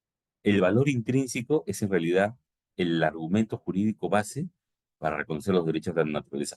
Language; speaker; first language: Spanish; native; Spanish